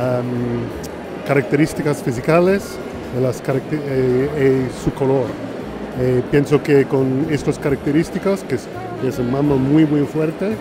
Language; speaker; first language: Spanish; non-native, learner; English